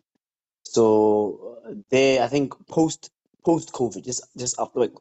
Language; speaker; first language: English; non-native, local second language; Tswana